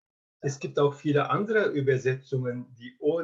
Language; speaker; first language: German; non-native, fluent; Turkish